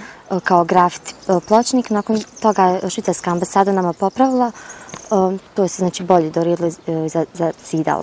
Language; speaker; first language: Croatian; native; Croatian